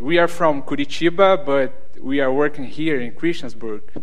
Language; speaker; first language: English; non-native, learner; Portuguese